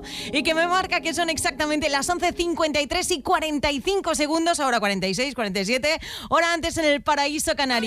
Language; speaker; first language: Spanish; native; Spanish